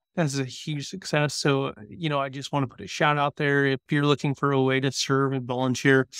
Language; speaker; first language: English; native; English